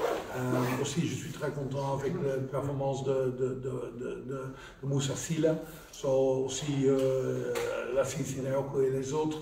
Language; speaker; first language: French; non-native, fluent; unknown